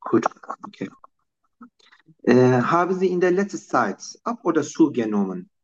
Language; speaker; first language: German; non-native, fluent; Turkish